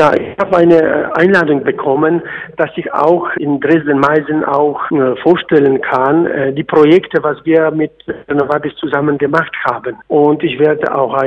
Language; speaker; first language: German; non-native, fluent; Polish